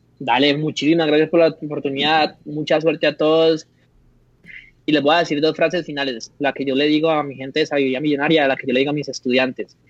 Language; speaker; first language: Spanish; native; Spanish